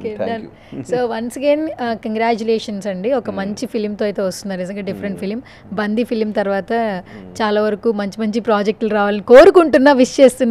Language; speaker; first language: Telugu; native; Telugu